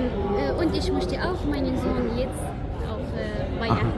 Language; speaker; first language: German; non-native, learner; Arabic